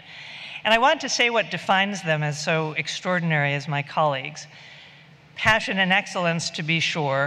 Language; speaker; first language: English; native; English